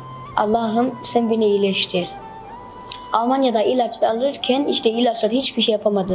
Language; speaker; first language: Turkish; early bilingual, heritage; Turkish